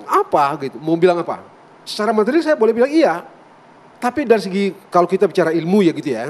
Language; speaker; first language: Indonesian; native; Indonesian